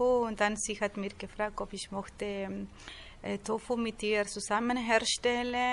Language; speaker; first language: German; non-native, learner; Spanish